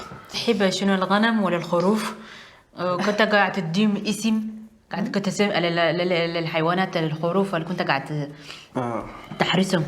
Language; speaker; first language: Arabic; native; Arabic